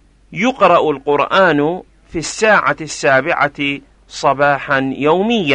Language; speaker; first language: Arabic; non-native, fluent; Persian